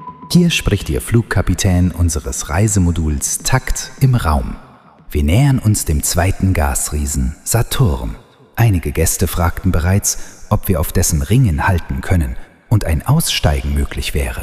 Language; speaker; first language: German; native; German